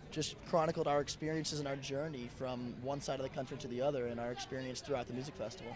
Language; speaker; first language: English; native; English